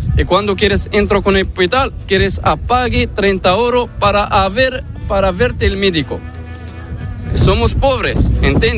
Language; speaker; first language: Spanish; non-native, learner; Arabic